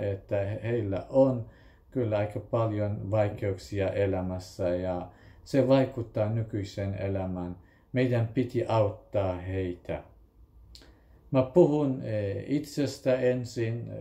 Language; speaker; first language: Finnish; non-native, fluent; Kurdish